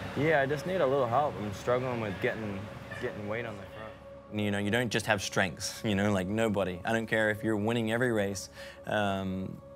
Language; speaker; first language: English; native; English